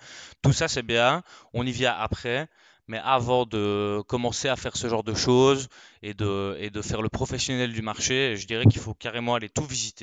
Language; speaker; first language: French; native; French